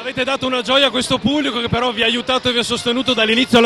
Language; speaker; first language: Italian; native; Italian